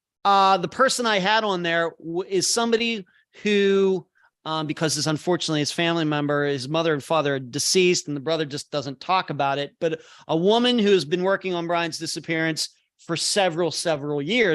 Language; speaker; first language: English; native; English